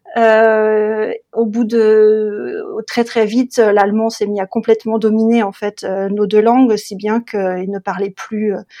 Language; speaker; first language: French; native; French